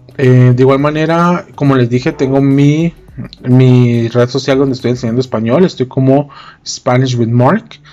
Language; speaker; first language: Spanish; native; Spanish